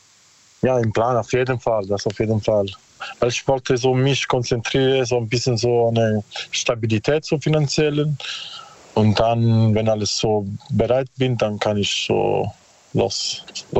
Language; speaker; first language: German; non-native, learner; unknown